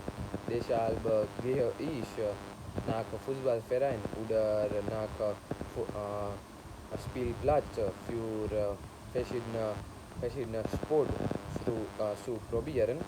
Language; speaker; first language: German; non-native, learner; Gujarati